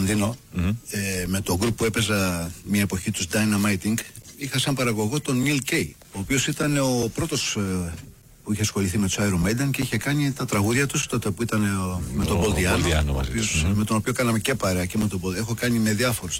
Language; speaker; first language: Greek; non-native, local second language; English